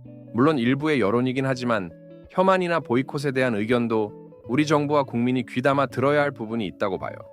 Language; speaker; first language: Korean; native; Korean